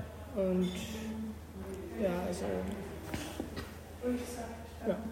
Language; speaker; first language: German; non-native, learner; French